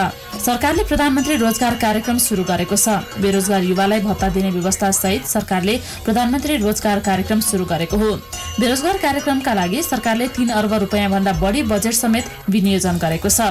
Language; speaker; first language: Nepali; native; Nepali